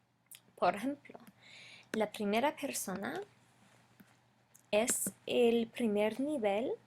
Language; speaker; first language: Spanish; non-native, fluent; English